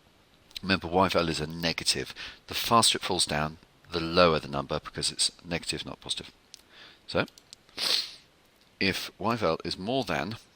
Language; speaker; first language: English; native; English